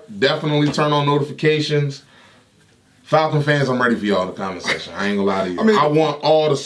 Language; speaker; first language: English; native; English